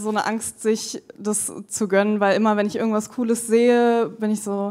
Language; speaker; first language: German; native; German